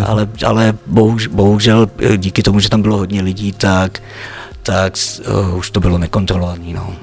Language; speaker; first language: Czech; native; Czech